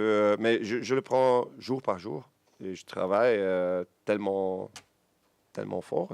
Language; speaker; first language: French; non-native, local second language; Dutch